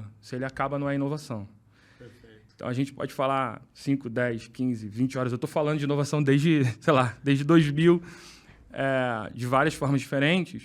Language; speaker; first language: Portuguese; native; Portuguese